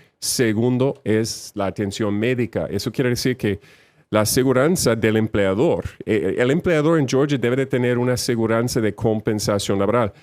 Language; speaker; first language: Spanish; non-native, fluent; English